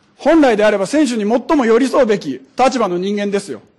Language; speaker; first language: Japanese; native; Japanese